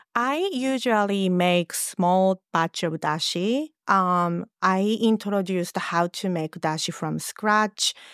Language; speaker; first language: English; non-native, fluent; Japanese